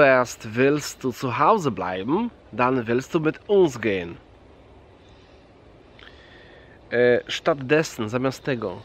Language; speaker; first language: German; non-native, fluent; Polish